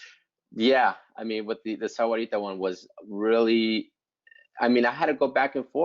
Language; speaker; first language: English; native; English